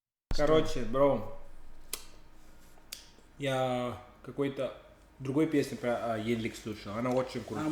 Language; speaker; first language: Russian; non-native, fluent; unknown